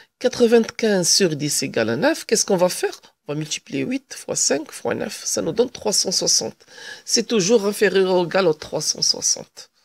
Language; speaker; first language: French; non-native, local second language; Arabic